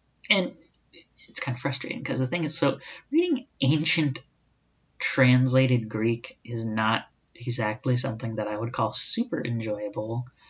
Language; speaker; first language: English; native; English